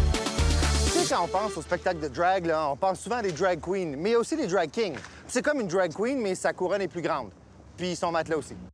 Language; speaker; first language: French; native; French